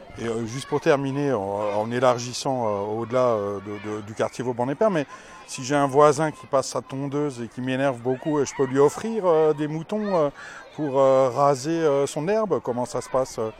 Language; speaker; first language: French; native; French